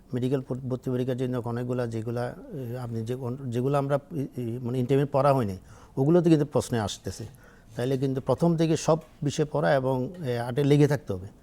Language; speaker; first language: Bangla; native; Bangla